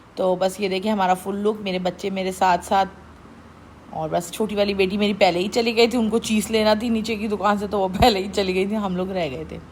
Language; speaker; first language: Urdu; native; Urdu